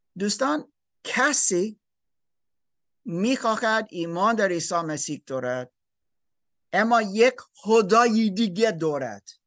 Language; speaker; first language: Persian; non-native, learner; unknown